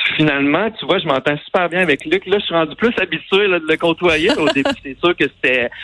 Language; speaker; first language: French; native; French